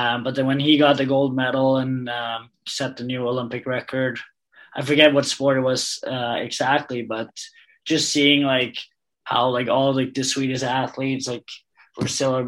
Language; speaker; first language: English; non-native, fluent; Danish